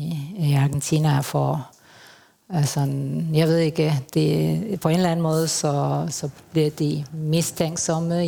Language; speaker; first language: Danish; non-native, fluent; Spanish